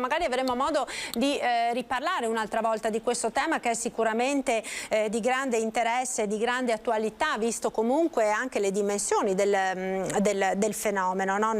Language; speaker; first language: Italian; native; Italian